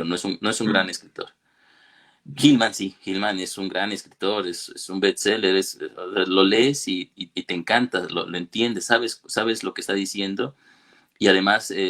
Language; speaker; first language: Spanish; native; Spanish